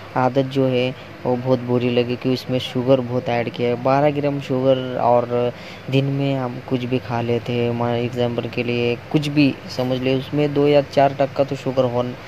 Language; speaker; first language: Hindi; non-native, local second language; Marathi